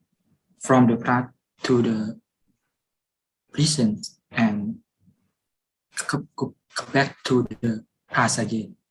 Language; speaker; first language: English; non-native, fluent; Lao